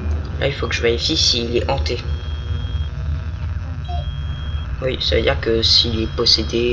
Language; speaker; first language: French; native; French